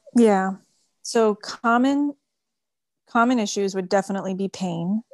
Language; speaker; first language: English; early bilingual, other home language; French